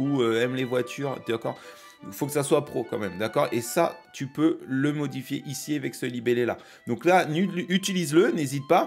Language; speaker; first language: French; native; French